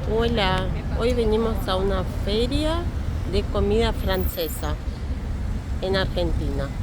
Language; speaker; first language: Spanish; non-native, fluent; Russian